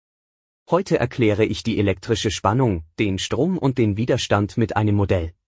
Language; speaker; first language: German; native; German